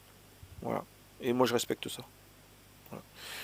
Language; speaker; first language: French; native; French